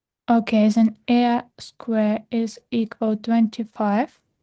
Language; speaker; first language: English; non-native, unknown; Ukrainian